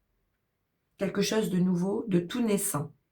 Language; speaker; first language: French; native; French